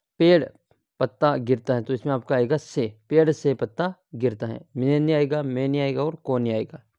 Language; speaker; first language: Hindi; native; Hindi